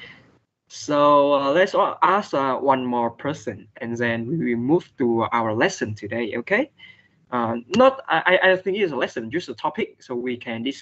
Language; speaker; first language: English; non-native, fluent; Vietnamese